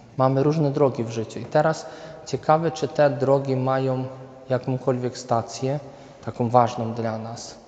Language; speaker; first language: Polish; native; Polish